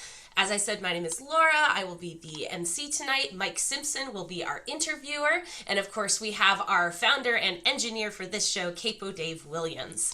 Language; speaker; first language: English; native; English